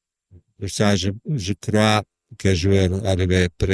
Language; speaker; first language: French; non-native, learner; Croatian